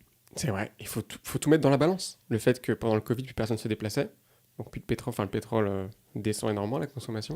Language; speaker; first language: French; native; French